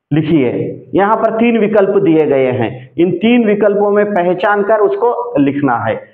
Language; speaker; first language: Hindi; non-native, local second language; Telugu